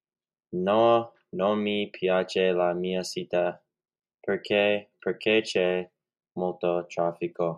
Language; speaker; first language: Italian; non-native, learner; English